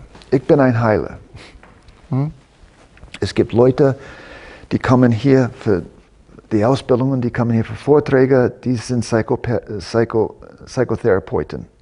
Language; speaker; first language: German; non-native, fluent; English